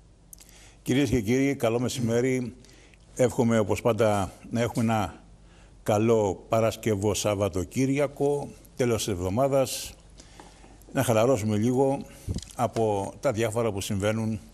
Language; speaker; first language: Greek; native; Greek